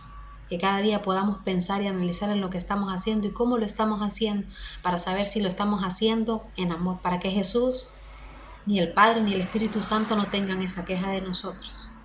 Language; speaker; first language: Spanish; native; Spanish